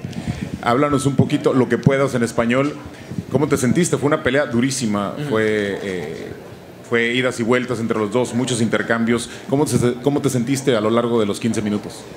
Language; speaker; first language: Spanish; native; Spanish